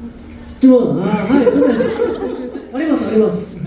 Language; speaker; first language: Japanese; non-native, learner; Korean